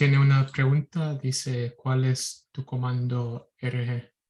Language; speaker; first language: Spanish; early bilingual, heritage; Spanish